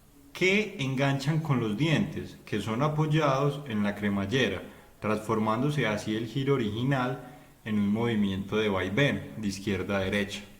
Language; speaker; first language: Spanish; native; Spanish